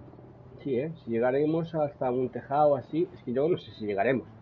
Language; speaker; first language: Spanish; native; Spanish